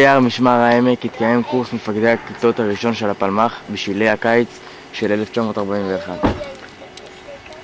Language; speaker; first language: Hebrew; native; Hebrew